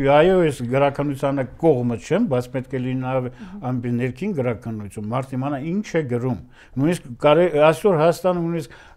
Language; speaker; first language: Armenian; native; Armenian